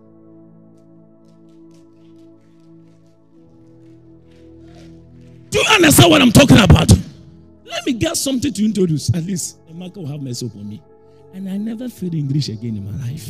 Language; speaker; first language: English; non-native, local second language; Akan